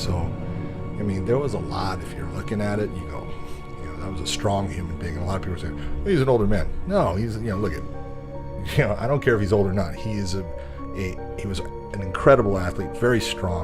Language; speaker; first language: English; native; English